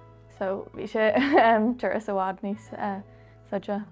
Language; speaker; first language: Irish; native; Irish